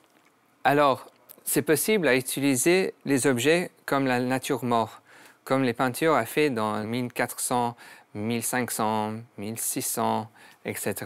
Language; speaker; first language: French; non-native, learner; English